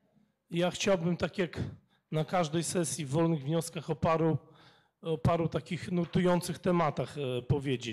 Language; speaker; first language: Polish; native; Polish